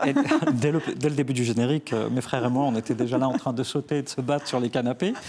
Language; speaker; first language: French; early bilingual, other home language; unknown